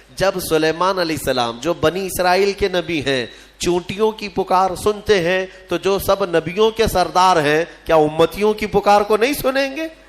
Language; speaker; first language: Urdu; native; Urdu